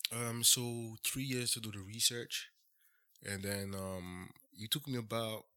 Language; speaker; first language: English; early bilingual, heritage; French